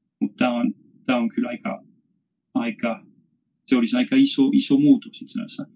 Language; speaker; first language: Finnish; non-native, fluent; French